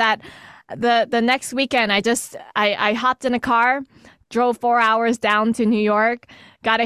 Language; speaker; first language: English; native; English